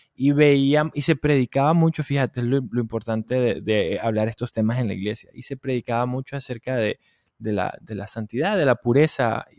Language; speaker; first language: Spanish; native; Spanish